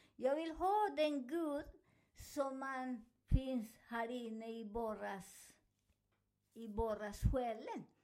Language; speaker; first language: Swedish; non-native, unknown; Spanish